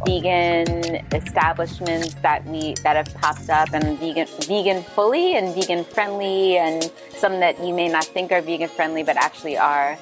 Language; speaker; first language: English; non-native, fluent; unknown